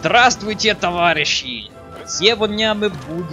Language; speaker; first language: Russian; non-native, learner; English